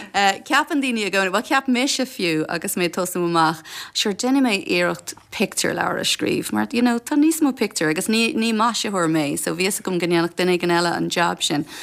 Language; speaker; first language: Irish; non-native, local second language; English